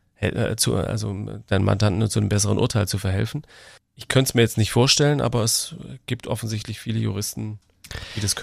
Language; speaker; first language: German; native; German